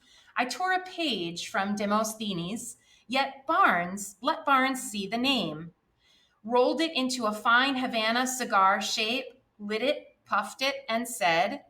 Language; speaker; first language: English; native; English